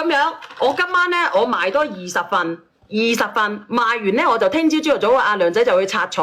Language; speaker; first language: Cantonese; native; Cantonese